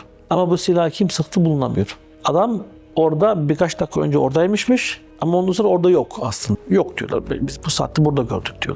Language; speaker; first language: Turkish; early bilingual, heritage; Turkish